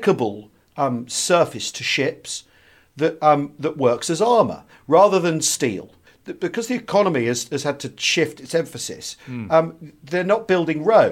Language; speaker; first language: English; native; English